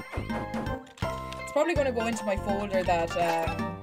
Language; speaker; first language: English; native; English